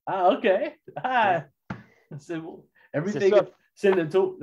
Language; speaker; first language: French; non-native, learner; English